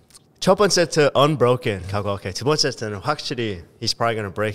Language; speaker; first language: Korean; early bilingual, heritage; Korean